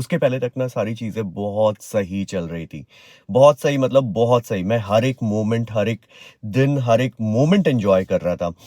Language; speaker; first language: Hindi; native; Hindi